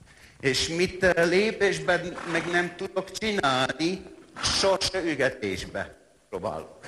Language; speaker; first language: Hungarian; non-native, learner; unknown